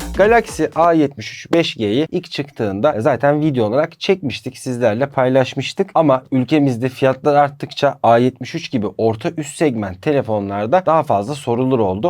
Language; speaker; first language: Turkish; native; Turkish